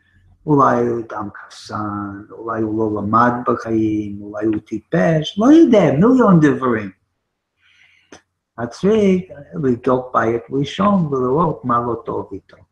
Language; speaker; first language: Hebrew; non-native, fluent; English